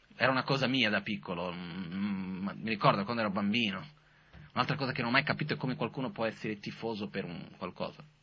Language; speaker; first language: Italian; non-native, fluent; Portuguese